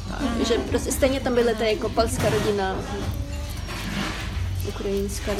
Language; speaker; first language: Czech; non-native, fluent; Ukrainian